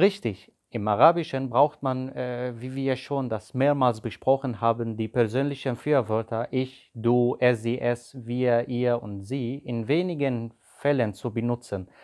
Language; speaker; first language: German; non-native, fluent; Arabic